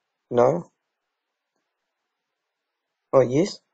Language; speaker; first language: English; native; English